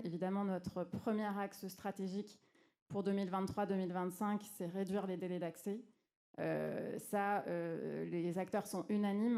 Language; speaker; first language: French; native; French